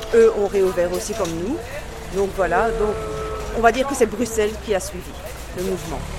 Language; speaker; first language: French; native; French